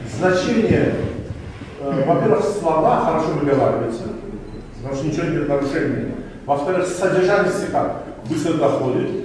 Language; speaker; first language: Russian; non-native, local second language; Tajik